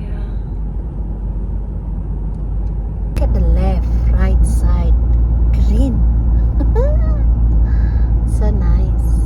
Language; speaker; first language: English; non-native, fluent; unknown